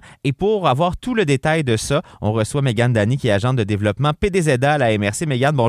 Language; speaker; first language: French; native; French